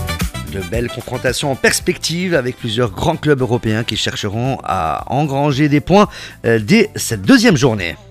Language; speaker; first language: French; non-native, local second language; Arabic